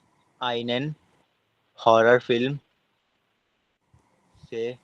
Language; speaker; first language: German; non-native, learner; Hindi